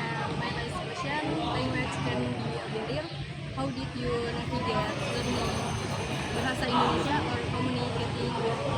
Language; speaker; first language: English; non-native, fluent; Tajik